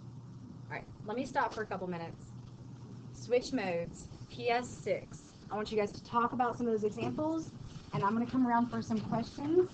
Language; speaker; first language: English; native; English